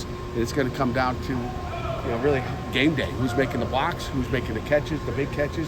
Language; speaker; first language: English; native; English